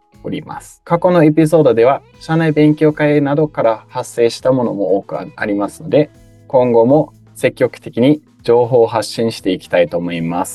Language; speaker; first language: Japanese; native; Japanese